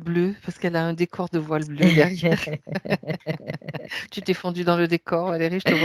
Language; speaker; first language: French; native; French